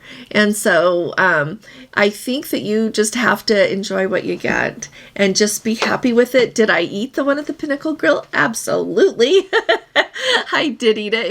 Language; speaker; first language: English; native; English